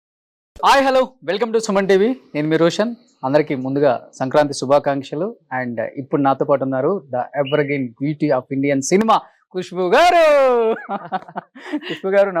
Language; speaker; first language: Telugu; native; Telugu